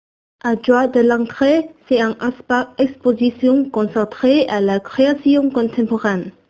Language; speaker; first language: French; non-native, learner; Vietnamese